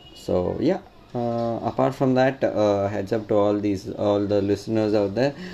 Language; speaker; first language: English; non-native, local second language; Tamil